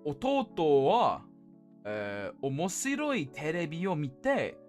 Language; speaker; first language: Japanese; non-native, learner; English